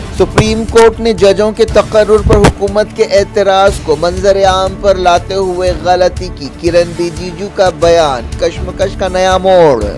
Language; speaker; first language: Urdu; native; Urdu